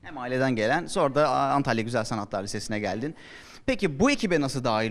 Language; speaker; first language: Turkish; native; Turkish